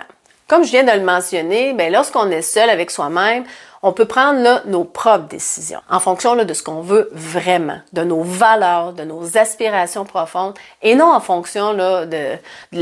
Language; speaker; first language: French; native; French